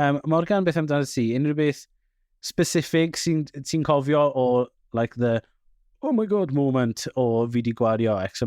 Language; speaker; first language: Welsh; native; Welsh